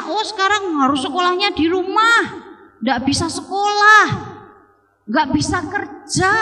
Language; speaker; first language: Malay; non-native, local second language; Javanese